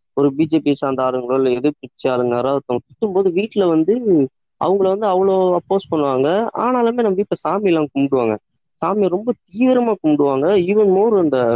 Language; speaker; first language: Tamil; native; Tamil